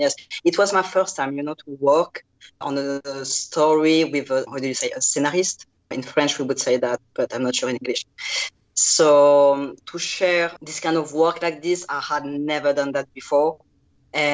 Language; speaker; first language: English; non-native, fluent; French